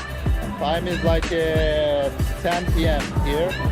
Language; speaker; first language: English; non-native, learner; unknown